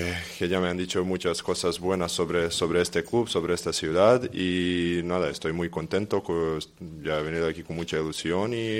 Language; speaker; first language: Spanish; non-native, fluent; Serbian